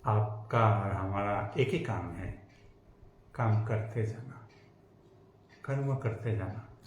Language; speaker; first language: Hindi; non-native, local second language; Bangla